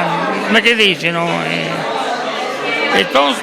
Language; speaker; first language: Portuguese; early bilingual, heritage; Portuguese